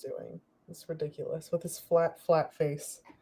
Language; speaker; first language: English; native; English